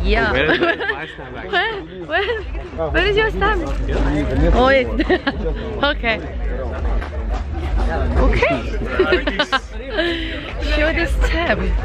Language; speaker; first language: English; non-native, fluent; Indonesian